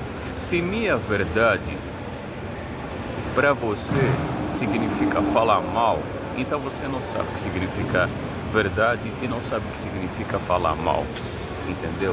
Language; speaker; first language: Portuguese; non-native, fluent; Arabic